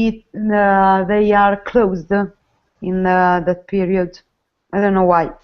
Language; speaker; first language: English; non-native, learner; Italian